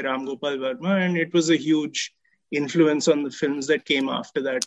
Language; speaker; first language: English; non-native, local second language; Hindi